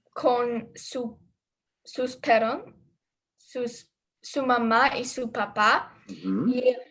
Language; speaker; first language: Spanish; non-native, learner; English